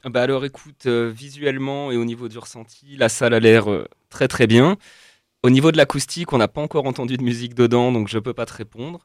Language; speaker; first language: French; native; French